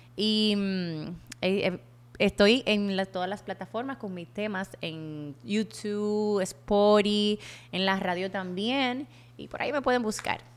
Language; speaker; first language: Spanish; native; Spanish